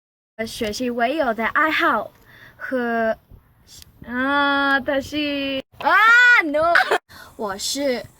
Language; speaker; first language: Chinese; non-native, learner; Mongolian